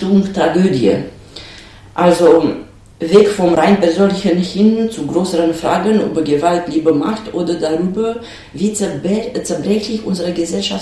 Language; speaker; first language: German; non-native, fluent; Romanian